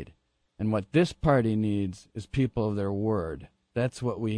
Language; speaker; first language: English; native; English